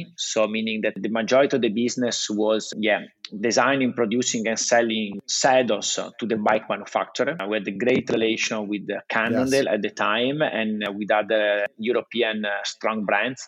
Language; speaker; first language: English; non-native, fluent; Italian